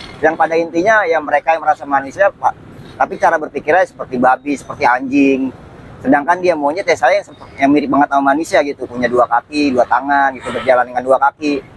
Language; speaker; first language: Indonesian; native; Indonesian